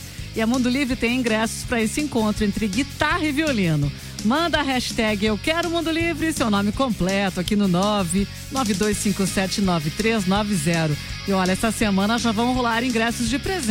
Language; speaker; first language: Portuguese; native; Portuguese